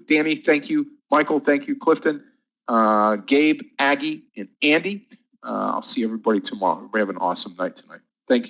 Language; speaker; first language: English; native; English